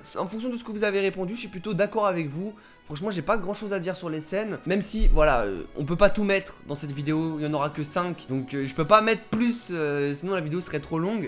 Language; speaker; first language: French; native; French